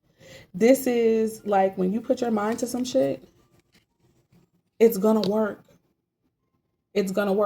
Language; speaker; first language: English; native; English